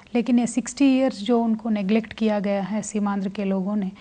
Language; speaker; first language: Hindi; non-native, local second language; Telugu